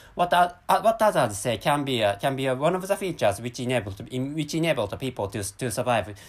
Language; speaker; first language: English; non-native, learner; Japanese